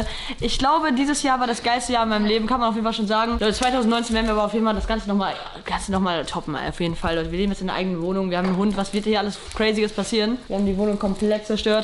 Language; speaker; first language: German; native; German